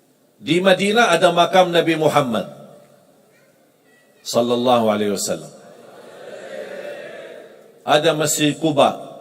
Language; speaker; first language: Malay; non-native, fluent; Arabic